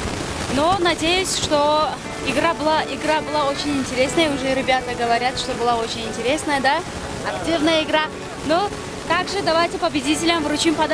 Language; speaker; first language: Russian; non-native, local second language; Tajik